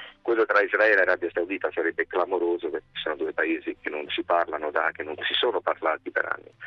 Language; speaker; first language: Italian; native; Italian